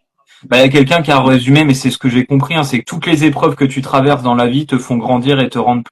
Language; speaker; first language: French; native; French